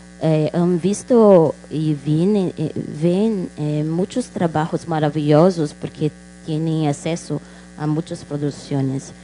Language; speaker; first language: Portuguese; non-native, local second language; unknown